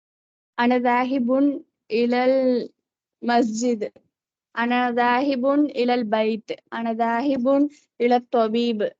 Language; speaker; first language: Arabic; non-native, learner; Tamil